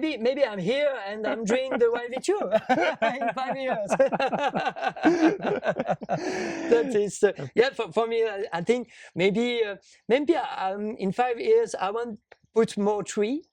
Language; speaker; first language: English; non-native, learner; French